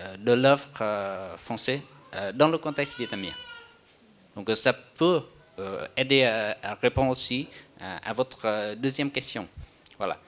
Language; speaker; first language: French; non-native, fluent; Vietnamese